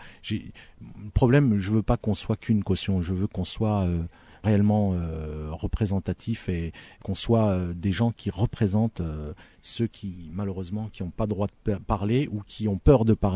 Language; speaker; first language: French; early bilingual, other home language; Arabic